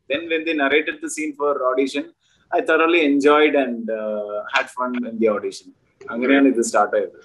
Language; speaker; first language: Malayalam; early bilingual, heritage; Malayalam